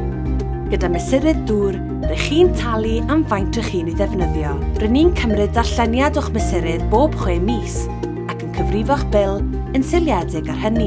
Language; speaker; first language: Welsh; native; Welsh